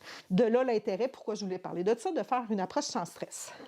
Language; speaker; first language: French; native; French